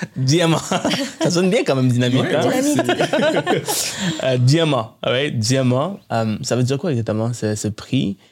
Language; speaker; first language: French; early bilingual, other home language; Tamil